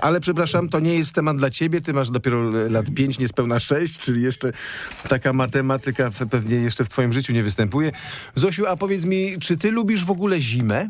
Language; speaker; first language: Polish; native; Polish